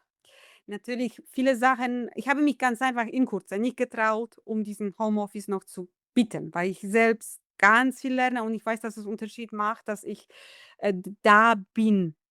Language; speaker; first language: German; non-native, fluent; Polish